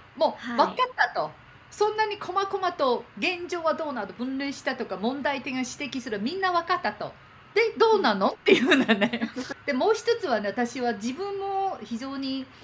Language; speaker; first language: Japanese; non-native, fluent; Chinese